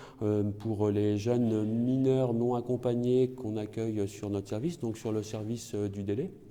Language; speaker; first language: French; native; French